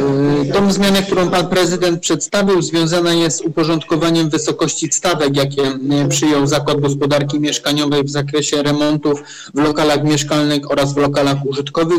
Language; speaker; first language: Polish; native; Polish